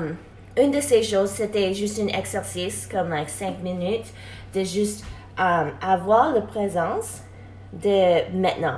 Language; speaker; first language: French; non-native, learner; English